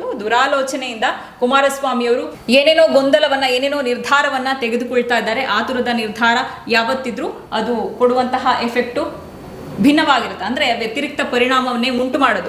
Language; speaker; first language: Kannada; native; Kannada